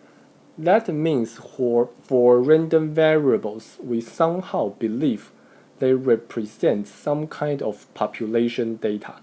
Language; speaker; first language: English; non-native, fluent; Chinese